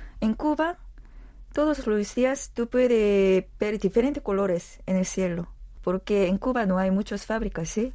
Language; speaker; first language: Spanish; non-native, learner; Korean